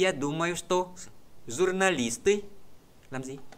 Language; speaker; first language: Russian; non-native, fluent; Vietnamese